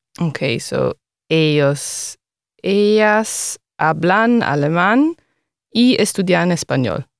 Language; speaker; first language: Spanish; non-native, learner; English